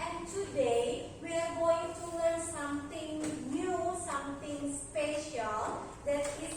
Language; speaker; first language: English; non-native, fluent; Indonesian